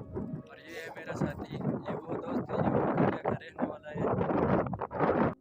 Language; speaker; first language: Hindi; non-native, local second language; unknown